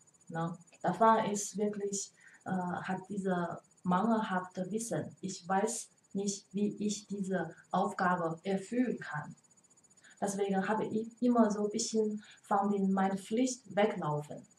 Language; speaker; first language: German; non-native, learner; Chinese